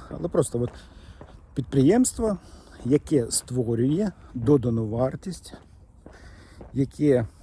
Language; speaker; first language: Ukrainian; non-native, fluent; Lithuanian